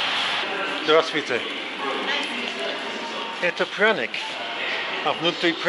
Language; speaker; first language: Russian; non-native, learner; English